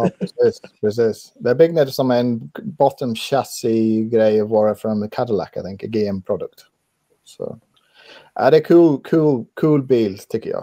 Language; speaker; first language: Swedish; non-native, fluent; English